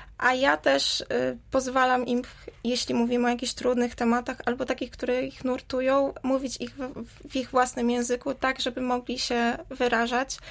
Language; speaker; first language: Polish; native; Polish